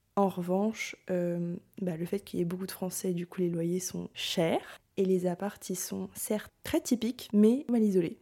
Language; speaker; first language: French; native; French